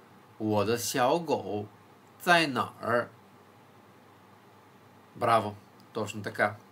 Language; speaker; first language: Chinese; non-native, fluent; Bulgarian